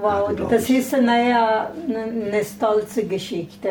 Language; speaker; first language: German; non-native, fluent; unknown